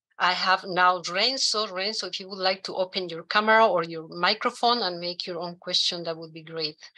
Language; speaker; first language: English; non-native, fluent; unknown